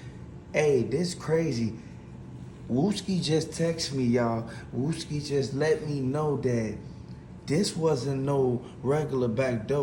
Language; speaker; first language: English; native; English